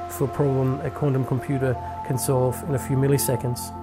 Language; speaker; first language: English; non-native, fluent; German